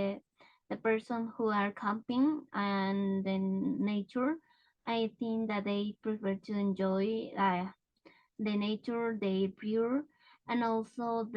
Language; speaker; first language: English; non-native, learner; Spanish